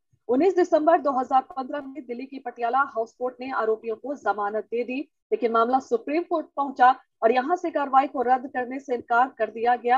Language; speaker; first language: Hindi; native; Hindi